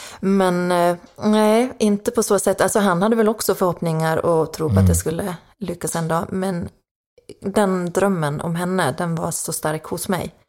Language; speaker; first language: Swedish; native; Swedish